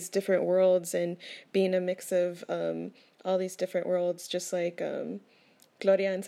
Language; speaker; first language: English; native; English